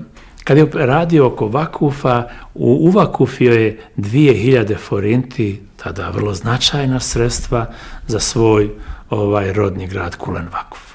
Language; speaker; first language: Bosnian; native; Bosnian